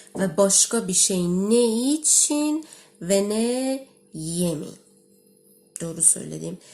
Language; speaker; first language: Turkish; non-native, learner; Persian